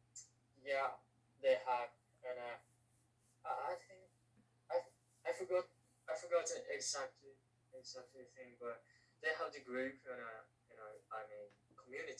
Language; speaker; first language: English; non-native, learner; Korean